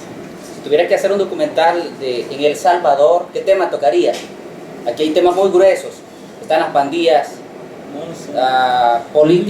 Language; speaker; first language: Spanish; native; Spanish